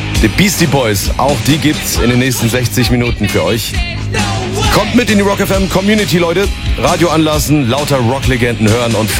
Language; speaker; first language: German; native; German